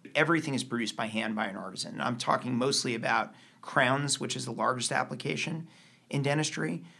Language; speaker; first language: English; native; English